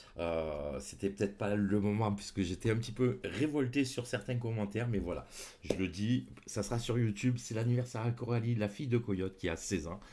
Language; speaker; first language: French; native; French